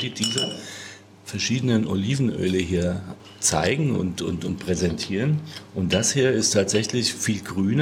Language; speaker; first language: German; native; German